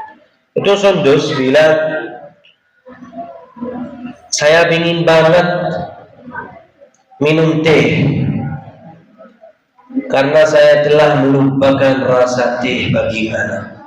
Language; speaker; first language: Indonesian; non-native, fluent; Arabic